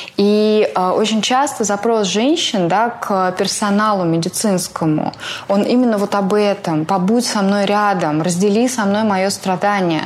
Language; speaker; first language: Russian; native; Russian